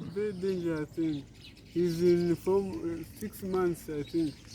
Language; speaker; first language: English; non-native, learner; Kinyarwanda